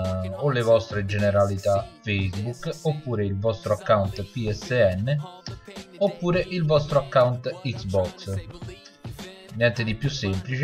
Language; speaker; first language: Italian; native; Italian